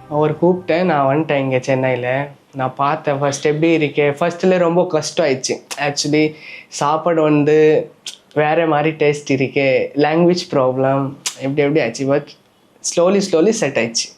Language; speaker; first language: Tamil; non-native, learner; Nepali